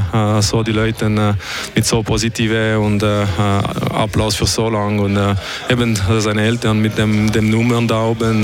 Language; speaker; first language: German; non-native, learner; French